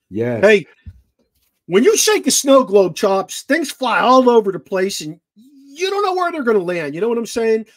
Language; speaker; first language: English; native; English